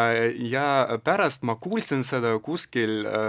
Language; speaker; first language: Estonian; non-native, local second language; Russian